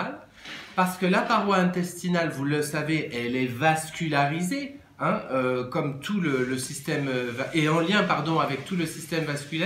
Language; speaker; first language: French; native; French